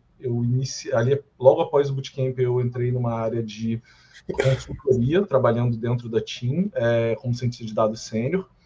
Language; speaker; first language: Portuguese; native; Portuguese